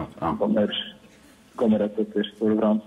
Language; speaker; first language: Norwegian; native; Norwegian